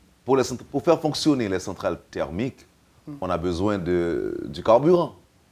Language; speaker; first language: French; native; French